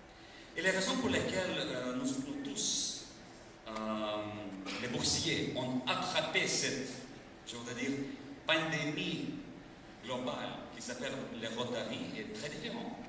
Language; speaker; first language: French; non-native, fluent; Lithuanian